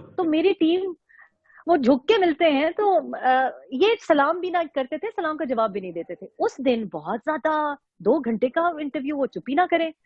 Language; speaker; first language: Urdu; non-native, local second language; Pashto